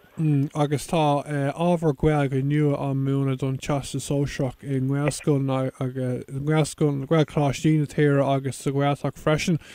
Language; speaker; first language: Irish; non-native, local second language; English